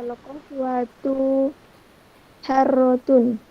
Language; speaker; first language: Arabic; non-native, learner; Indonesian